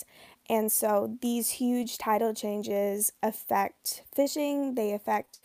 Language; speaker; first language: English; native; English